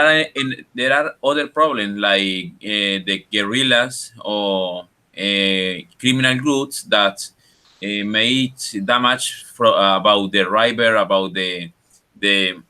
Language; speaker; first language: English; non-native, learner; Spanish